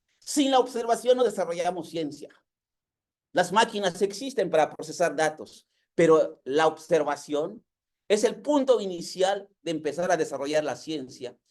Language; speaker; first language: Spanish; non-native, local second language; Yucateco